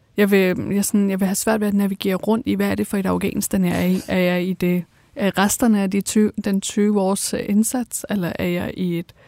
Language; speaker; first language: Danish; early bilingual, other home language; Persian